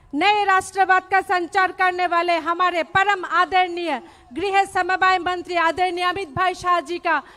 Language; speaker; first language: Hindi; non-native, local second language; Bangla